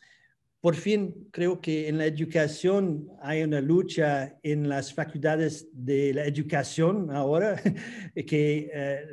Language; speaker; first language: Spanish; non-native, fluent; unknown